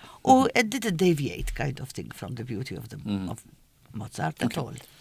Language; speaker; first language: English; non-native, local second language; Maltese